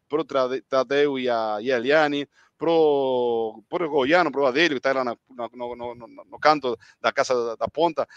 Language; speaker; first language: Portuguese; non-native, fluent; Spanish